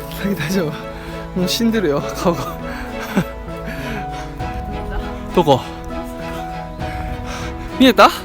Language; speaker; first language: Japanese; non-native, fluent; Korean